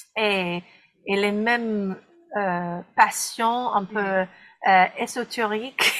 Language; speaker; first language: French; non-native, fluent; English